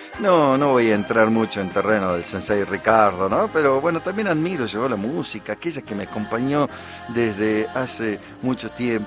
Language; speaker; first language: Spanish; native; Spanish